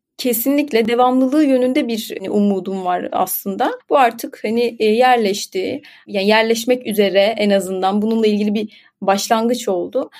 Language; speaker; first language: Turkish; native; Turkish